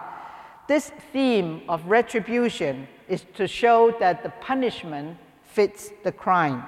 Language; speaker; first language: English; non-native, local second language; Cantonese